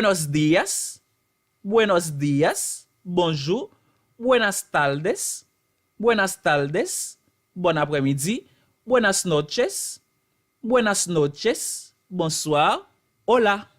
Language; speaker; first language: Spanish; non-native, fluent; Haitian Creole